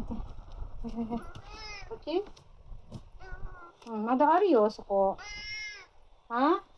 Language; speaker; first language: Japanese; non-native, fluent; Filipino